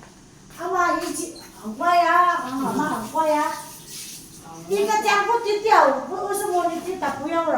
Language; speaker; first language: Chinese; non-native, learner; Filipino